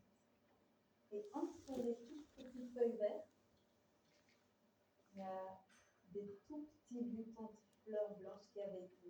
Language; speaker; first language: French; native; French